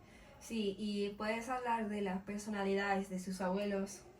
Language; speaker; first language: Spanish; non-native, learner; English